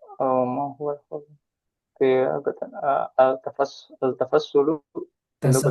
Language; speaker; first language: Arabic; non-native, learner; Indonesian